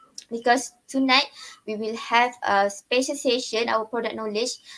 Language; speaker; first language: English; non-native, local second language; Malay